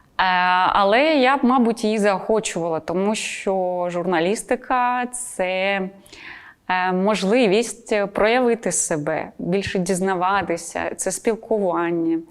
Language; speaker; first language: Ukrainian; non-native, local second language; Russian